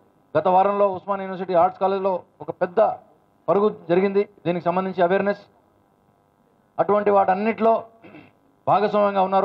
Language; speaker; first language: Telugu; native; Telugu